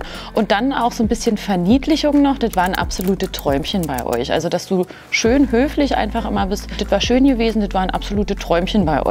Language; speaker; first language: German; native; German